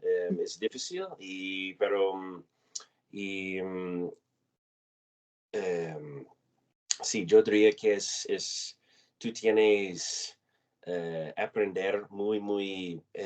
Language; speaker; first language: Spanish; non-native, learner; English